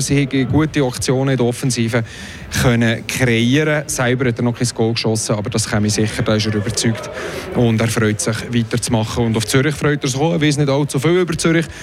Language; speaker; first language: German; native; German